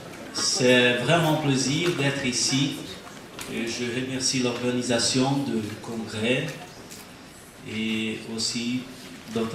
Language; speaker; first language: French; non-native, learner; Portuguese